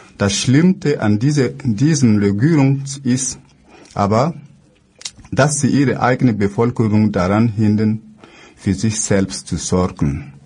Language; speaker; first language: German; non-native, fluent; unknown